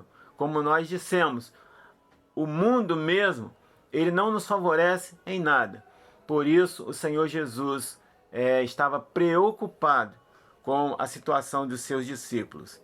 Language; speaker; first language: Portuguese; native; Portuguese